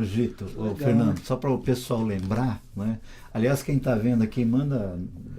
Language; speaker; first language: Portuguese; native; Portuguese